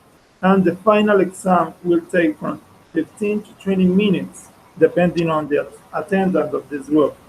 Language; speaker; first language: English; non-native, fluent; Spanish